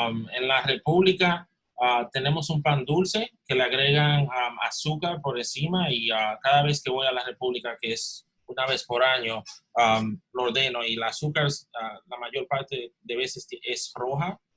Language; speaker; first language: Spanish; early bilingual, heritage; Spanish